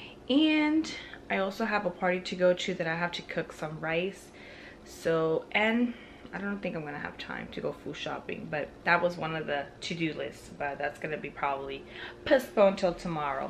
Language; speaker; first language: English; early bilingual, other home language; Spanish